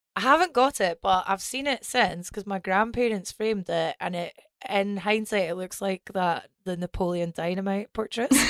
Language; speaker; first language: English; native; English